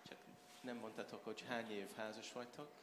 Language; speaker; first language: Hungarian; non-native, learner; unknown